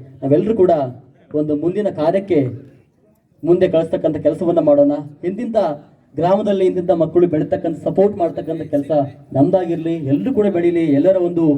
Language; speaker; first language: Kannada; native; Kannada